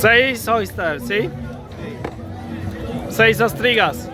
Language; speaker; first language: Spanish; non-native, learner; Polish